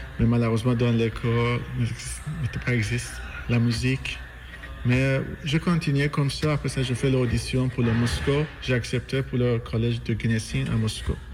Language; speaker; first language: French; non-native, learner; Persian